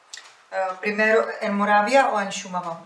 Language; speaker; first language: Spanish; non-native, fluent; Czech